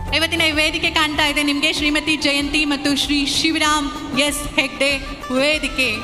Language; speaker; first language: Kannada; native; Kannada